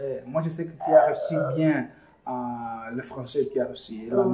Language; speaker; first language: French; non-native, fluent; Portuguese